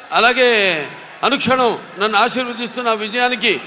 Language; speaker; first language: Telugu; native; Telugu